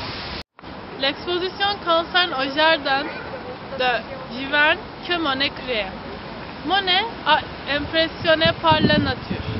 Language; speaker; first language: French; non-native, learner; Turkish